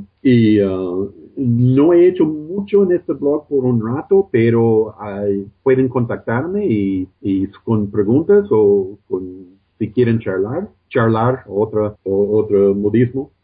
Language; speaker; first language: Spanish; non-native, fluent; English